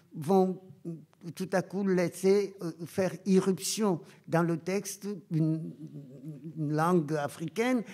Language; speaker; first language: French; non-native, local second language; Ewe